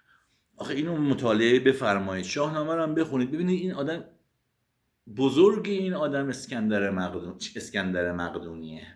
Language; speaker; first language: Persian; native; Persian